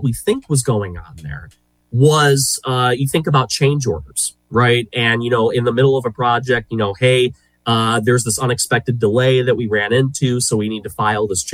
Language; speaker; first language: English; native; English